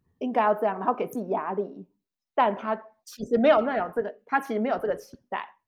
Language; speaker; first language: Chinese; native; Chinese